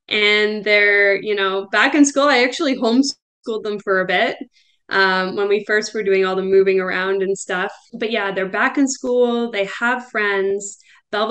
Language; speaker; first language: English; native; English